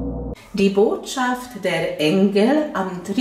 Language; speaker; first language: German; non-native, fluent; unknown